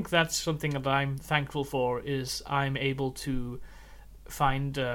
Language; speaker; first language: English; native; English